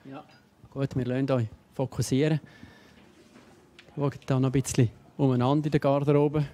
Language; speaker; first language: German; native; German